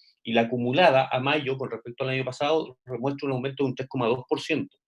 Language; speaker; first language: Spanish; native; Spanish